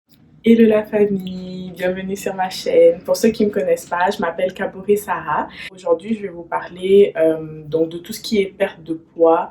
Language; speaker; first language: French; native; French